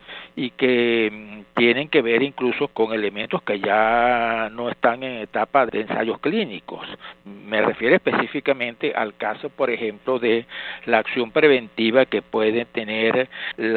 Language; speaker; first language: Spanish; native; Spanish